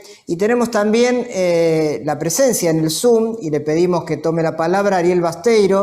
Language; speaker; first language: Spanish; native; Spanish